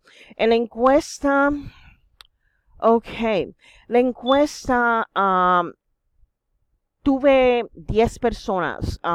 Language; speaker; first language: Spanish; non-native, fluent; English